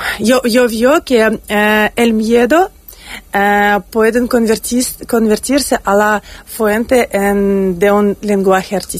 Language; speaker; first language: Spanish; non-native, learner; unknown